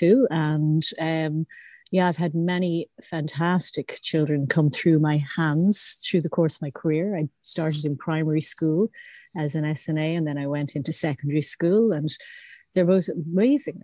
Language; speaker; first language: English; native; English